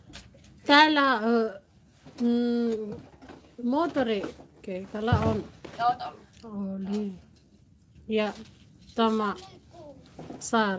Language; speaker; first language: Finnish; non-native, learner; Filipino